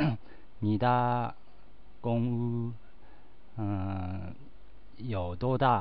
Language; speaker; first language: Chinese; non-native, learner; Japanese